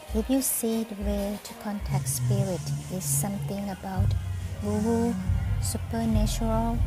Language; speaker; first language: English; non-native, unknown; Thai